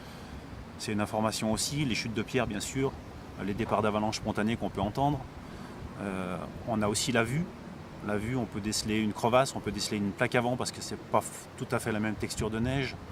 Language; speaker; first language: French; native; French